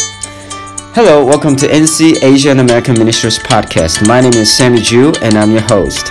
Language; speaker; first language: English; non-native, fluent; Korean